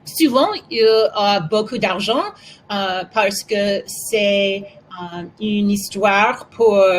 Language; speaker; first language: French; non-native, learner; English